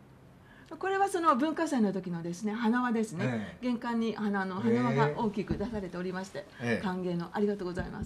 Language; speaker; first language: Japanese; native; Japanese